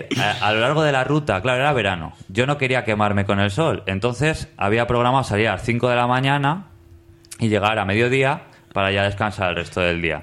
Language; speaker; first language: Spanish; native; Spanish